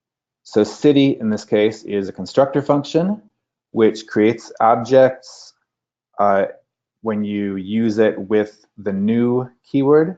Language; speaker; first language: English; native; English